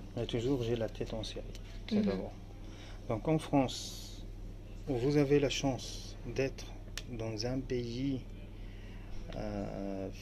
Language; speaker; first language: French; non-native, fluent; Arabic